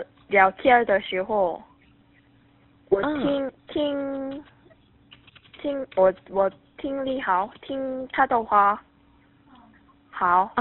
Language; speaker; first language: Chinese; non-native, learner; Korean